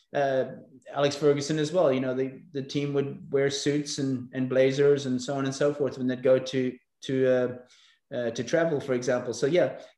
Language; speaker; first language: English; native; English